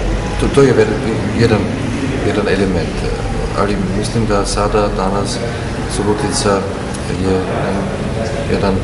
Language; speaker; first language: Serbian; non-native, learner; German